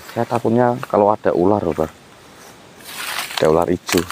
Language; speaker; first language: Indonesian; native; Indonesian